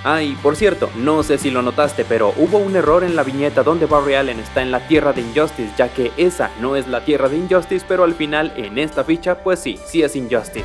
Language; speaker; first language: Spanish; native; Spanish